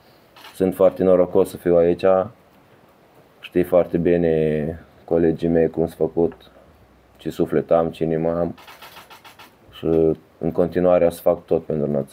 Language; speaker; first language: Romanian; early bilingual, heritage; Romanian